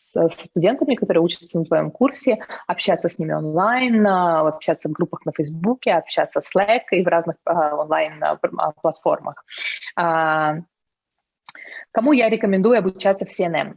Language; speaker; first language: Russian; native; Russian